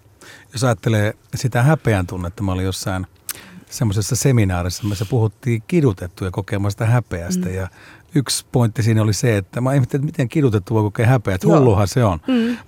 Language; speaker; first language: Finnish; native; Finnish